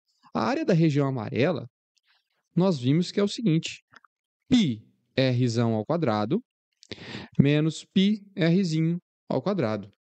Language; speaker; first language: Portuguese; native; Portuguese